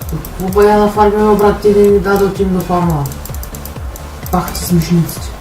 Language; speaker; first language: Bulgarian; native; Bulgarian